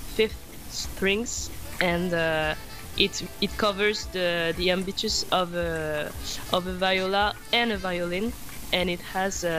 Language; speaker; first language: English; non-native, fluent; French